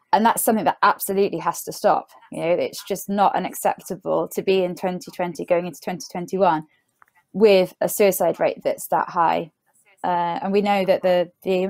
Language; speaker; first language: English; native; English